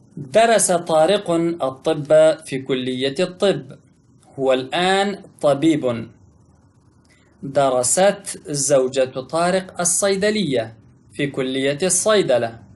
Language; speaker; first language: Arabic; non-native, fluent; Pashto